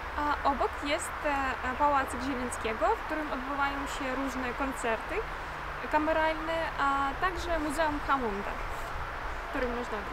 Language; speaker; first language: Polish; non-native, fluent; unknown